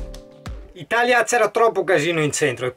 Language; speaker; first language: Italian; native; Italian